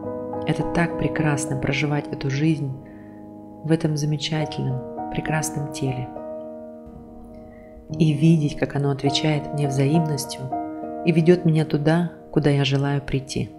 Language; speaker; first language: Russian; native; Russian